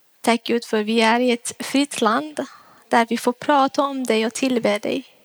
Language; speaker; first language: Swedish; non-native, fluent; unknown